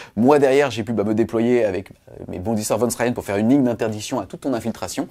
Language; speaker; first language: French; native; French